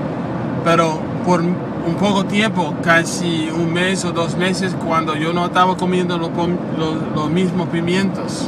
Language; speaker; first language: Spanish; non-native, learner; English